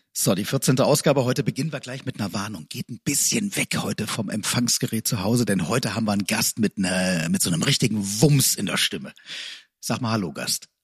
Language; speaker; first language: German; native; German